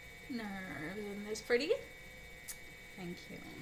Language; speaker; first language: English; native; English